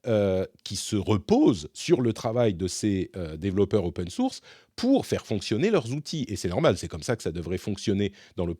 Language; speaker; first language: French; native; French